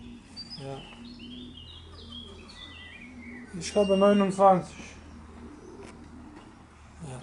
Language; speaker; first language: German; non-native, local second language; Polish